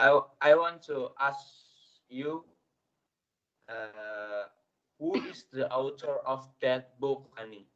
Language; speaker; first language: English; non-native, learner; Indonesian